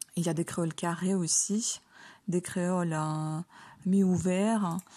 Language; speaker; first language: French; non-native, fluent; Ukrainian